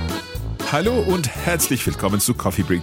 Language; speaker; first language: German; non-native, fluent; English